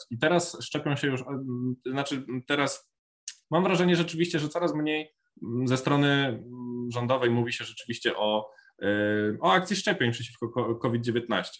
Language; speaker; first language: Polish; native; Polish